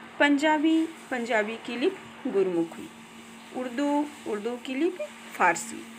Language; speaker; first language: Hindi; native; Hindi